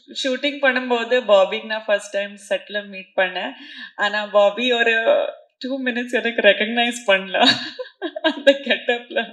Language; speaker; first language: Tamil; non-native, local second language; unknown